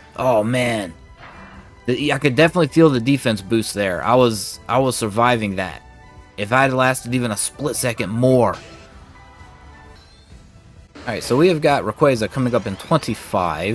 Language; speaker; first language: English; native; English